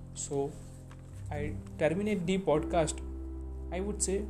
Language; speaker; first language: English; non-native, local second language; Gujarati